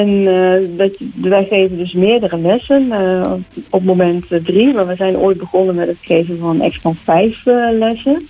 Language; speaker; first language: Dutch; native; Dutch